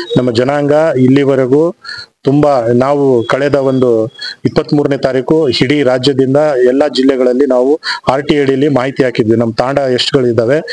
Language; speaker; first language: Kannada; non-native, local second language; Lambadi